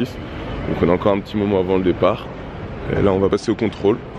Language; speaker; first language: French; native; French